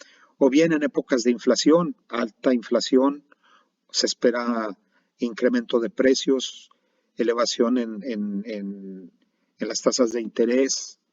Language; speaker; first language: Spanish; native; Spanish